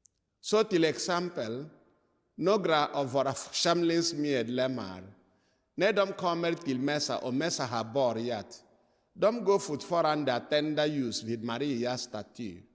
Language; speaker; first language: Swedish; non-native, fluent; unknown